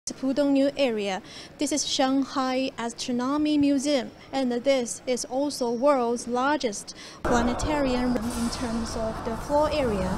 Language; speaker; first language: English; non-native, fluent; Chinese